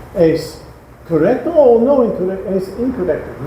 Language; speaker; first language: Spanish; non-native, learner; English